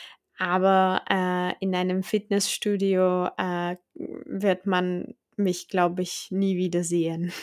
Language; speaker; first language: German; non-native, fluent; Czech